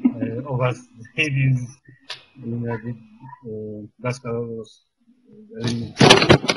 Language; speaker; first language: Greek; non-native, learner; Polish